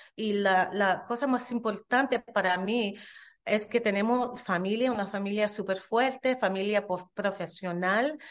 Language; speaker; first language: Spanish; early bilingual, heritage; Spanish